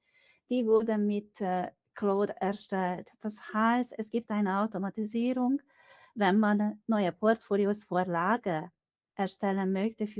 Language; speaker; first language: German; non-native, fluent; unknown